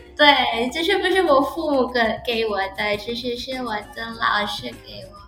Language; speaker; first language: Chinese; early bilingual, heritage; Indonesian